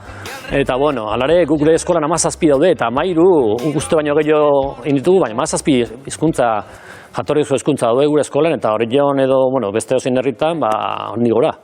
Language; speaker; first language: Basque; native; Basque